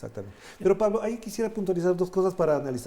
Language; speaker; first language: Spanish; native; Spanish